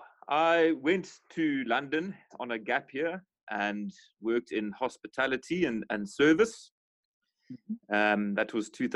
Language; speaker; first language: English; native; English